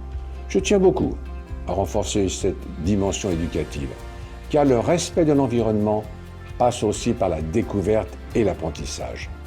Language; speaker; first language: French; native; French